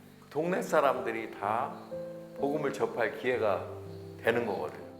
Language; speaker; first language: Korean; native; Korean